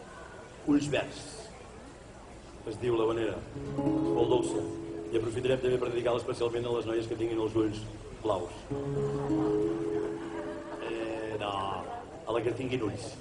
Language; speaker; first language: Catalan; native; Catalan